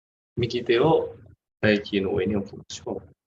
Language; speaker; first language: Japanese; non-native, fluent; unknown